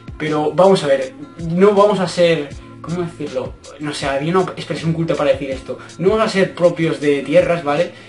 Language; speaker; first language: Spanish; native; Spanish